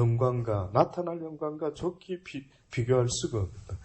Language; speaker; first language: Korean; native; Korean